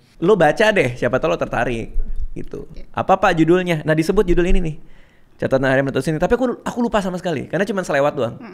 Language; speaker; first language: Indonesian; native; Indonesian